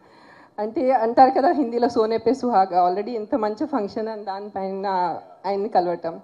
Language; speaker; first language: Telugu; non-native, local second language; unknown